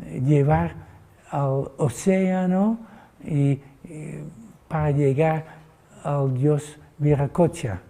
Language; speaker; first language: Spanish; non-native, fluent; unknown